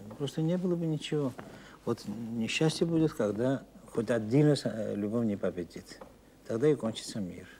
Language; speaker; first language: Russian; non-native, local second language; Georgian